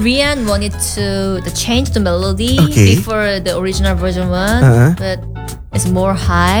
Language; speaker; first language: English; non-native, learner; Indonesian